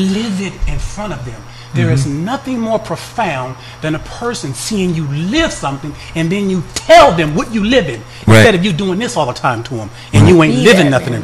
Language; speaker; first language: English; native; English